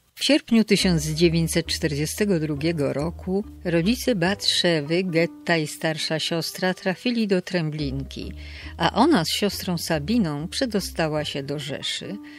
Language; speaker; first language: Polish; native; Polish